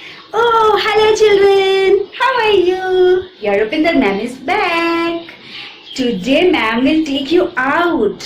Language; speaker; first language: English; non-native, local second language; Hindi